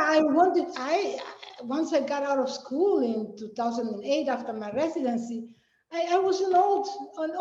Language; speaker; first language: English; non-native, fluent; Spanish